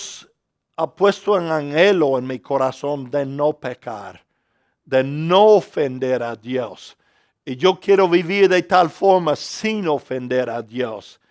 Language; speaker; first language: Spanish; non-native, fluent; English